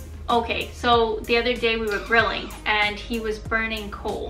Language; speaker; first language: English; native; English